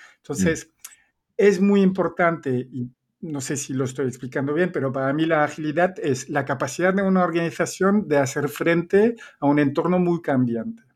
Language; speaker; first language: Spanish; non-native, fluent; French